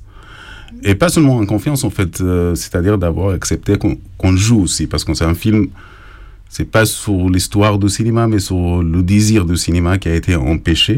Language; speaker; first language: French; non-native, fluent; Arabic